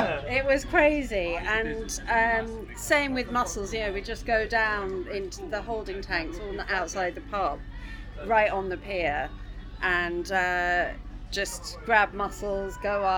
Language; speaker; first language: English; native; English